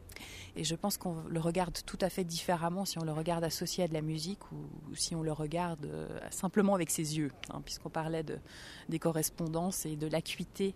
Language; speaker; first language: French; native; French